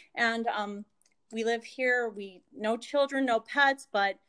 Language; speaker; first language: English; native; English